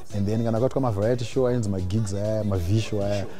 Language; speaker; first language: English; non-native, local second language; Shona